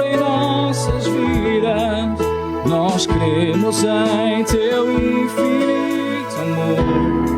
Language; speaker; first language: Portuguese; native; Portuguese